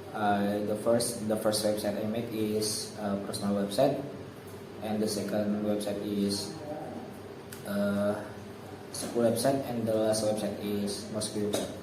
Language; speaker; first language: English; non-native, learner; Indonesian